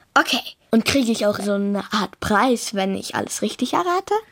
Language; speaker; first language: German; native; German